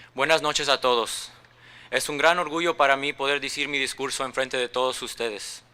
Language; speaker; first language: Spanish; early bilingual, other home language; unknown